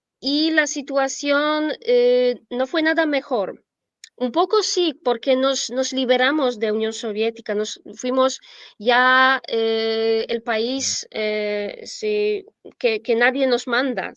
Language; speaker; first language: Spanish; non-native, fluent; Polish